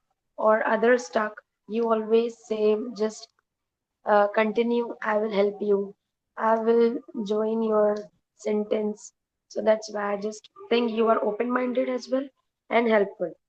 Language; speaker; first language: English; non-native, learner; Urdu